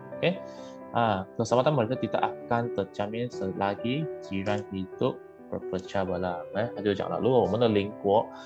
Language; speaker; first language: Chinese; native; Chinese